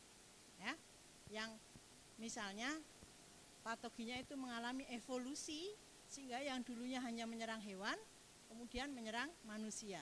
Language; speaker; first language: Indonesian; native; Indonesian